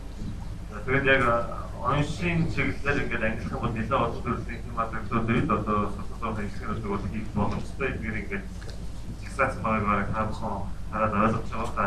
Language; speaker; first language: Mongolian; native; Mongolian